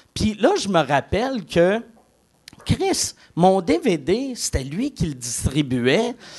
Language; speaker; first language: French; native; French